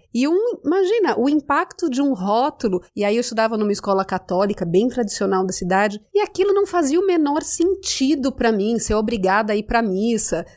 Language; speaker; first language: Portuguese; native; Portuguese